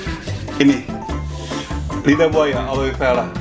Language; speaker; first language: Indonesian; native; Indonesian